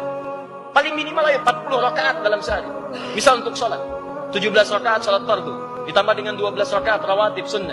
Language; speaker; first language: Indonesian; native; Indonesian